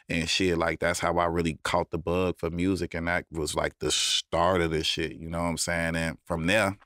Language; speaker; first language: English; native; English